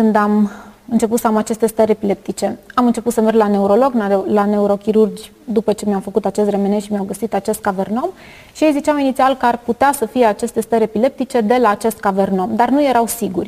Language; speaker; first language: Romanian; native; Romanian